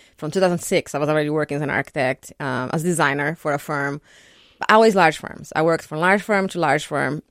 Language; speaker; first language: English; non-native, fluent; Portuguese